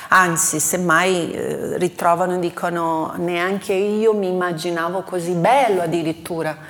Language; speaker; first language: Italian; non-native, fluent; Portuguese